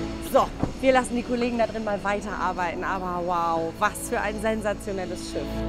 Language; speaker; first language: German; native; German